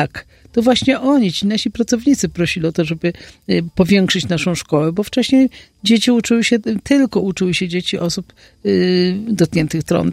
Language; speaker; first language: Polish; native; Polish